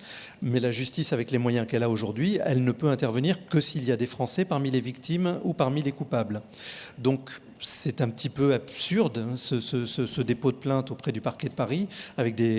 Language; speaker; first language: French; native; French